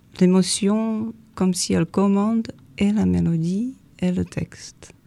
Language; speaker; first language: French; non-native, fluent; Czech